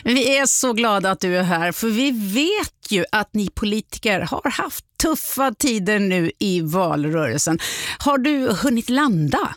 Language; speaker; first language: Swedish; native; Swedish